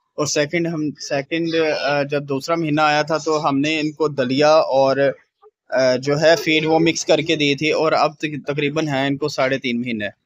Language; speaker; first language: Hindi; native; Hindi